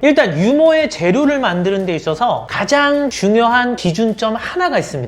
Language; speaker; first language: Korean; native; Korean